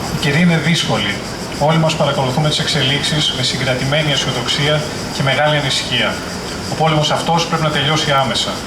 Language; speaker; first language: Greek; native; Greek